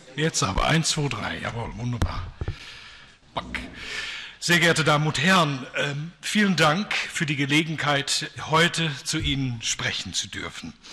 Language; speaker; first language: German; non-native, fluent; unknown